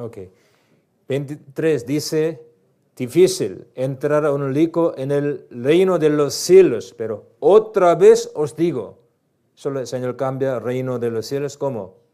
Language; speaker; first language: Spanish; non-native, learner; Korean